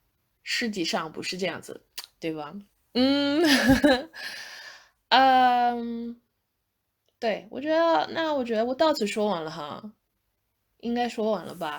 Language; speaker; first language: Chinese; non-native, fluent; English